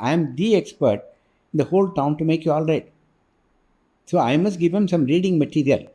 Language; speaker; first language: English; non-native, local second language; Tamil